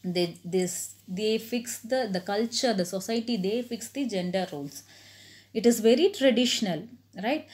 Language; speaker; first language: English; non-native, local second language; Tamil